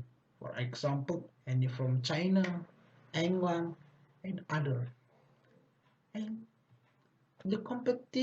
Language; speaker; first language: English; non-native, learner; Indonesian